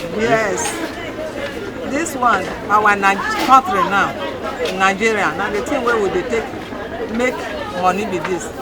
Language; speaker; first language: Nigerian Pidgin; non-native, local second language; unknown